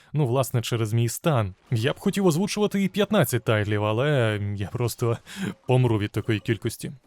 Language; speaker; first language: Ukrainian; non-native, local second language; Russian